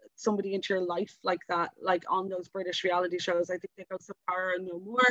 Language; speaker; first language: English; native; English